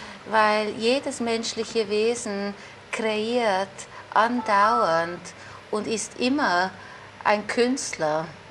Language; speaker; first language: German; native; German